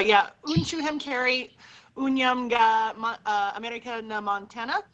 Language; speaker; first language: Albanian; non-native, learner; English